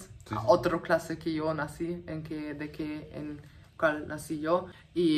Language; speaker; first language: Spanish; non-native, fluent; German